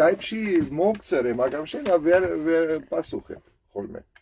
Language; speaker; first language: Georgian; non-native, learner; German